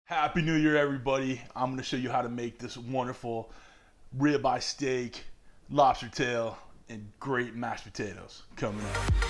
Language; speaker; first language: English; native; English